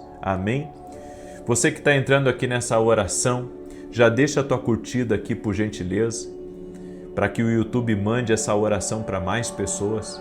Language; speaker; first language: Portuguese; native; Portuguese